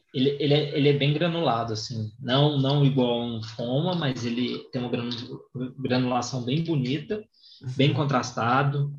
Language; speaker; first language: Portuguese; native; Portuguese